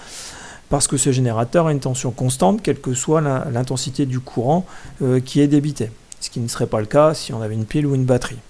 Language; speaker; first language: French; native; French